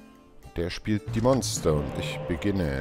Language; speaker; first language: German; native; German